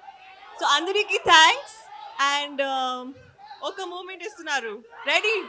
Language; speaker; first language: Telugu; non-native, learner; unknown